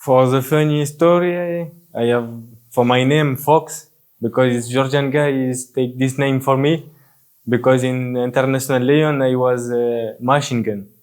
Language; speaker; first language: English; non-native, learner; French